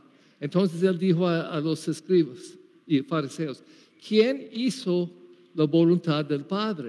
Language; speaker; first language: Spanish; non-native, learner; English